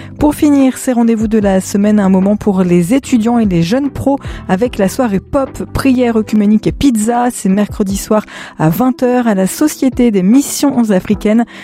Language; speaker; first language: French; native; French